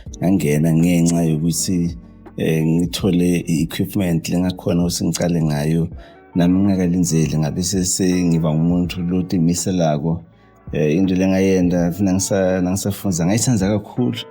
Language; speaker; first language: Zulu; non-native, local second language; Swati